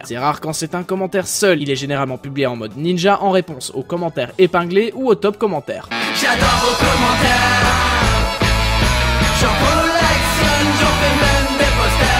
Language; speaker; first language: French; native; French